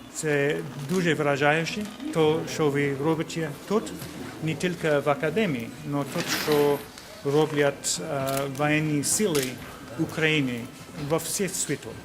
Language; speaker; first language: Ukrainian; non-native, learner; English